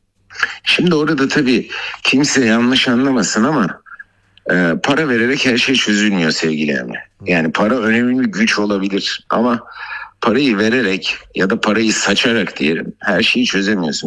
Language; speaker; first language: Turkish; native; Turkish